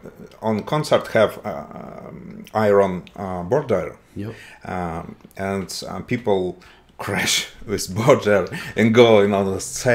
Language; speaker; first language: English; non-native, learner; Russian